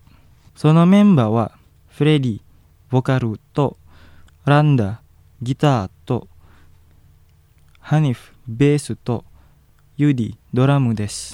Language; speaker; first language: Japanese; non-native, fluent; Indonesian